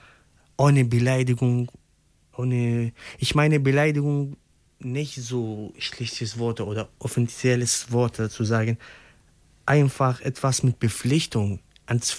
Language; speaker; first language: German; non-native, local second language; Arabic